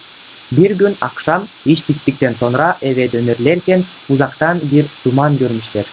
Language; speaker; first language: Turkish; non-native, fluent; Kyrgyz